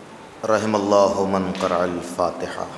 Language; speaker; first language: Urdu; native; Urdu